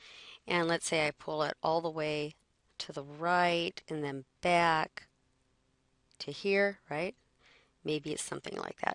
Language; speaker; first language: English; native; English